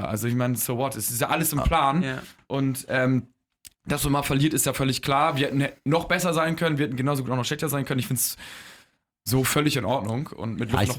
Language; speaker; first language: German; native; German